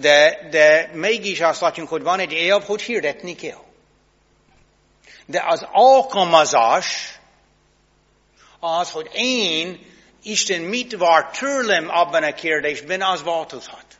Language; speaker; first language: Hungarian; non-native, fluent; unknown